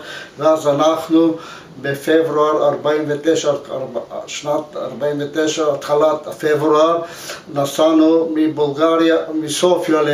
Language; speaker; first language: Hebrew; non-native, fluent; Bulgarian